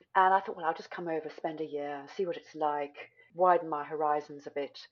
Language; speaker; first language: English; native; English